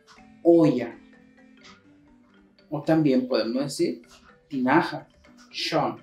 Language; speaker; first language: Spanish; non-native, local second language; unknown